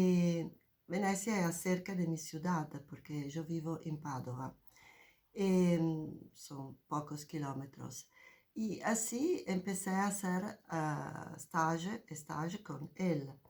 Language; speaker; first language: Spanish; non-native, fluent; Italian